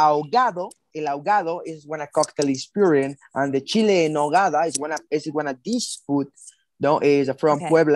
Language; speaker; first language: English; non-native, learner; Spanish